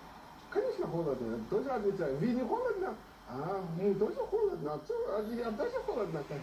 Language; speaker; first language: Russian; non-native, learner; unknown